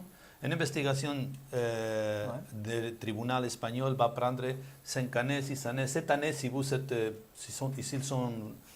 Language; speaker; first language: French; non-native, learner; Spanish